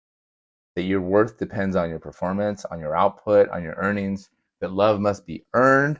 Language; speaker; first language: English; native; English